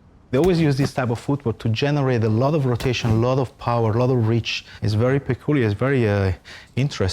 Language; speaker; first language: English; non-native, fluent; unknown